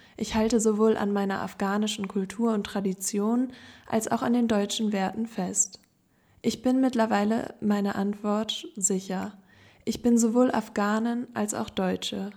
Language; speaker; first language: German; native; German